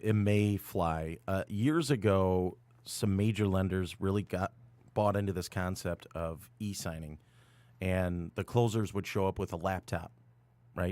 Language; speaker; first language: English; native; English